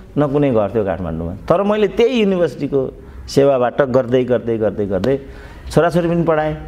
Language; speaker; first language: Nepali; native; Nepali